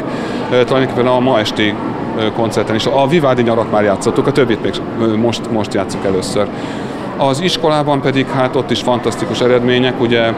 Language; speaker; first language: Hungarian; native; Hungarian